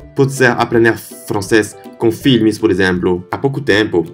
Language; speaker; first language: Portuguese; non-native, fluent; French